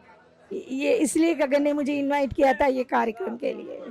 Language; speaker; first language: Hindi; non-native, local second language; Sinhala